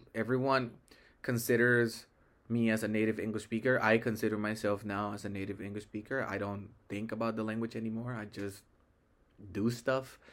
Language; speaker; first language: English; early bilingual, other home language; Spanish